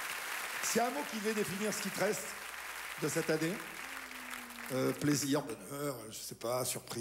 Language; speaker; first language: French; native; French